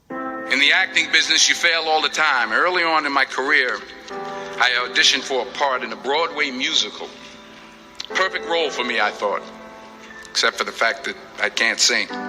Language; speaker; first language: English; native; English